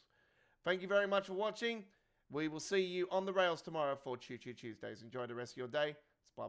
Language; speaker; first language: English; native; English